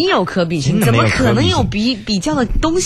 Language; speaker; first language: Chinese; native; Chinese